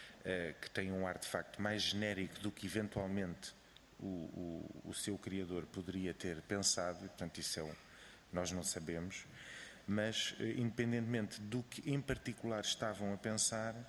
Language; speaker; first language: Portuguese; native; Portuguese